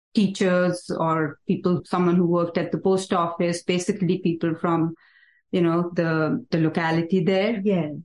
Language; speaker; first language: English; non-native, local second language; Hindi